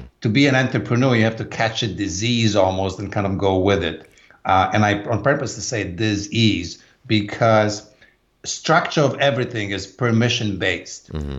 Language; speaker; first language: English; non-native, fluent; Polish